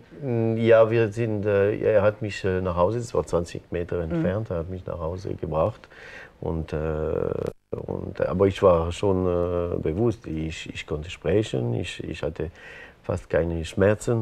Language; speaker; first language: German; non-native, local second language; French